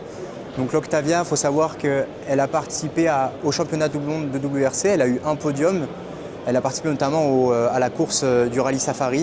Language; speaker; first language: French; native; French